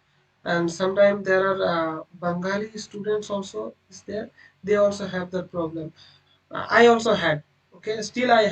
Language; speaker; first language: English; non-native, local second language; Bangla